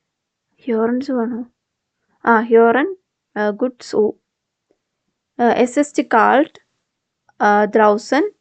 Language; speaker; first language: German; non-native, learner; Malayalam